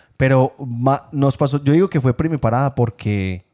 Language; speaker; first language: Spanish; native; Spanish